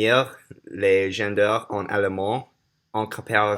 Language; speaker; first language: French; non-native, learner; English